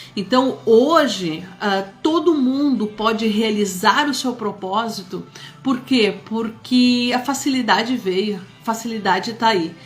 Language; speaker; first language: Portuguese; early bilingual, other home language; Spanish